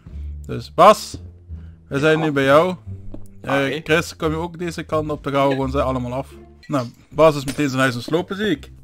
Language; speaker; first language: Dutch; native; Dutch